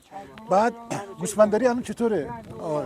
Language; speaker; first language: Persian; native; Persian